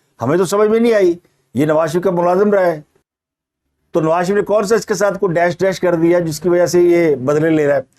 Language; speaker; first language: Urdu; non-native, local second language; Punjabi